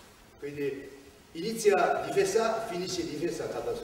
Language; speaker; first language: Italian; non-native, learner; Japanese